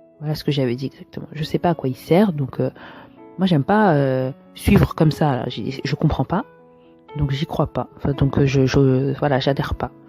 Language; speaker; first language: French; native; French